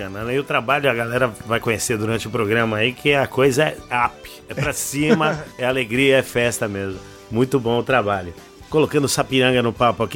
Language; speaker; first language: Portuguese; native; Portuguese